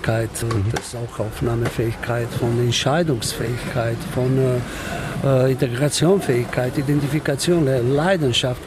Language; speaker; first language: German; non-native, fluent; Romanian